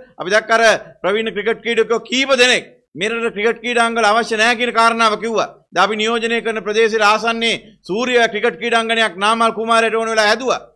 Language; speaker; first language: Sinhala; native; Sinhala